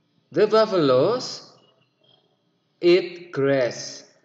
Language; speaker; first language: English; non-native, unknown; Indonesian